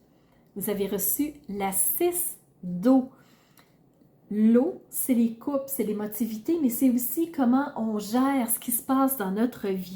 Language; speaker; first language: French; native; French